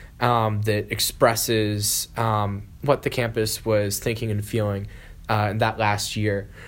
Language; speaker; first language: English; native; English